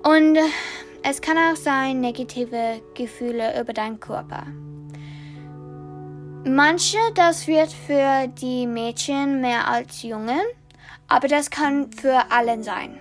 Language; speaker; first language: German; non-native, learner; English